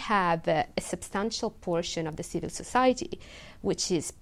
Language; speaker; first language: English; non-native, fluent; Italian